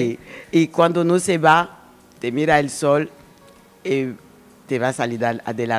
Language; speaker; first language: Spanish; non-native, learner; French